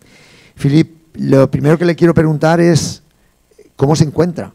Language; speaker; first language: Spanish; native; Spanish